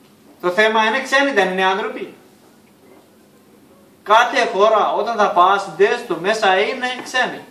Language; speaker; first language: Greek; non-native, learner; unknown